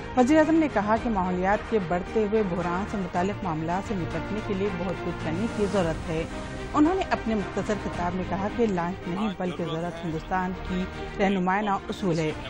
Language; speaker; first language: Urdu; native; Urdu